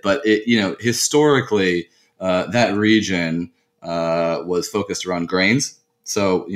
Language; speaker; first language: English; native; English